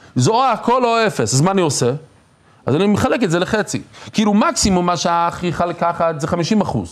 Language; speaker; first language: Hebrew; non-native, fluent; English